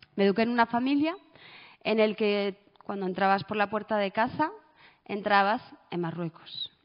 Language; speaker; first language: Spanish; early bilingual, other home language; Arabic